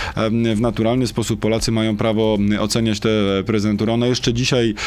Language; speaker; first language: Polish; native; Polish